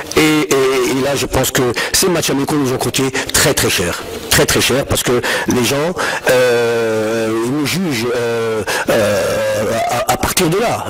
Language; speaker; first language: French; non-native, local second language; Arabic